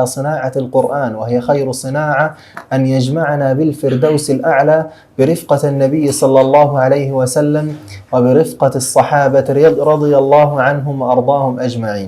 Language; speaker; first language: Arabic; native; Arabic